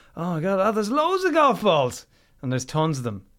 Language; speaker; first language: English; native; English